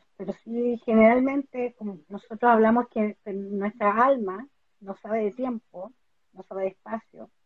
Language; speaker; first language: Spanish; native; Spanish